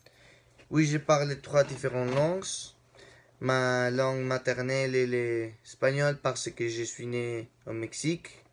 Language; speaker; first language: French; non-native, learner; Spanish